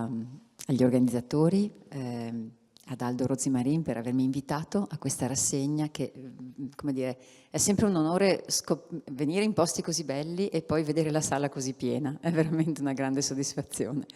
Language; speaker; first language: Italian; native; Italian